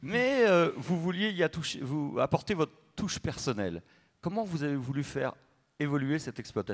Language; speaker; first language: French; native; French